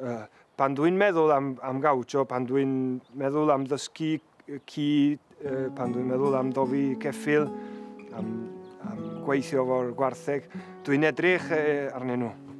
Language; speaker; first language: Welsh; early bilingual, heritage; Welsh